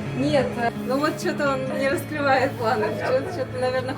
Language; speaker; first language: Russian; native; Russian